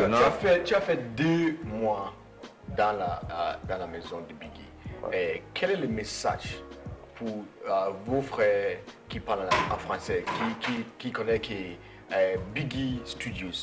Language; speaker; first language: French; non-native, learner; English